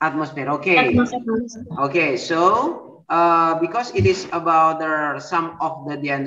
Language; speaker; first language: English; non-native, learner; Indonesian